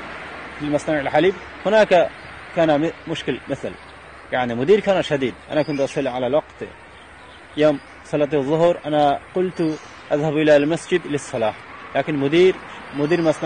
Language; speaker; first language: Arabic; non-native, learner; Bangla